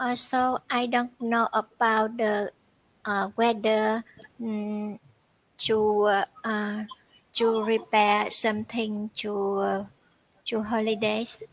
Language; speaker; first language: English; non-native, learner; Vietnamese